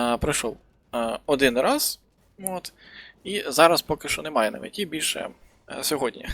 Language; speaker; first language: Ukrainian; native; Ukrainian